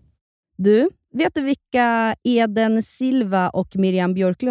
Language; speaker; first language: Swedish; native; Swedish